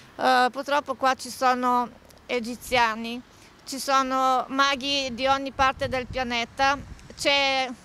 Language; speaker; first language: Italian; non-native, fluent; Bulgarian